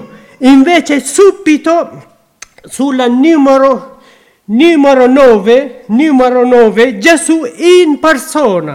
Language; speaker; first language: Italian; non-native, learner; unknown